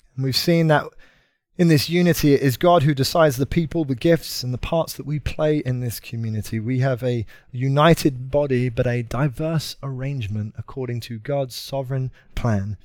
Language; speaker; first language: English; native; English